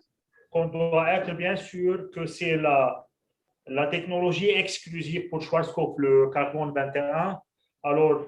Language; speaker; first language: French; non-native, local second language; Arabic